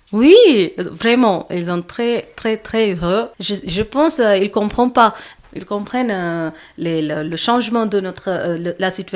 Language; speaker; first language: French; non-native, learner; Malayalam